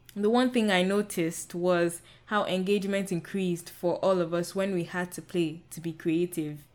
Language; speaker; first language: English; non-native, local second language; Yoruba